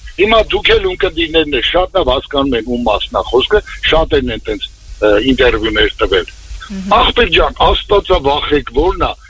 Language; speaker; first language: Armenian; native; Armenian